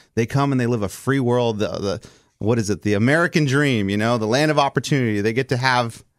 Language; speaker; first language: English; early bilingual, other home language; Spanish